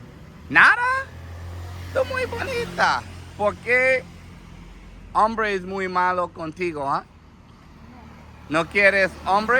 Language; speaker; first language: Spanish; non-native, learner; English